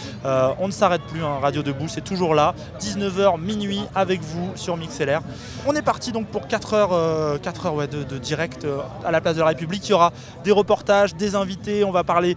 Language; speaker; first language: French; native; French